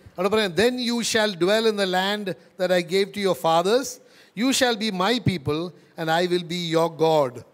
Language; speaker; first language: English; non-native, local second language; Malayalam